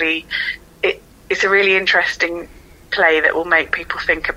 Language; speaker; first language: English; native; English